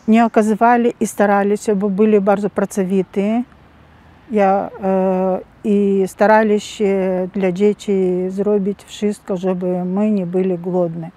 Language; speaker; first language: Polish; non-native, learner; Russian